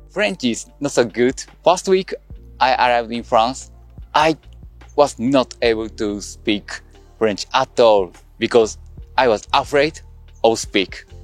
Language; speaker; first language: English; non-native, learner; Japanese